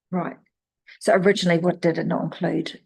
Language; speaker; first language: English; native; English